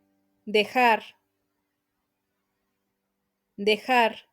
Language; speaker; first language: Spanish; non-native, fluent; English